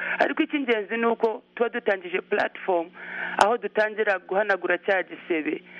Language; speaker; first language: Kinyarwanda; early bilingual, heritage; Kinyarwanda